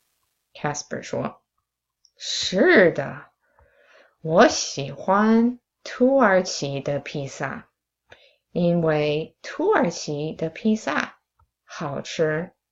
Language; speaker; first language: Chinese; non-native, fluent; English